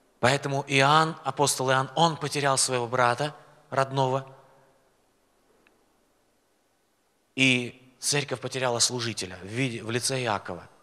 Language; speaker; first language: Russian; native; Russian